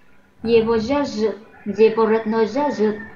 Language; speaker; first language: Russian; non-native, learner; Vietnamese